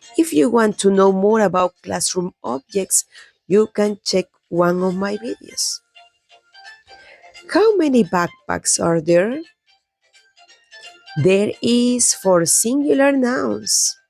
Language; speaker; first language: English; non-native, fluent; Spanish